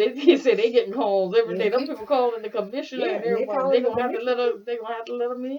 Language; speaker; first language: English; native; English